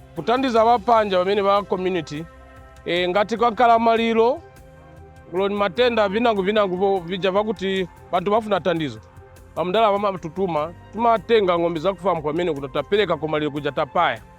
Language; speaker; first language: Nyanja; non-native, local second language; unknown